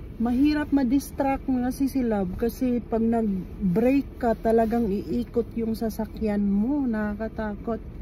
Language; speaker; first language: Filipino; non-native, local second language; Cebuano